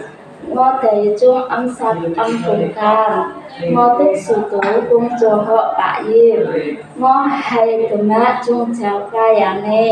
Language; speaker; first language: Cantonese; non-native, learner; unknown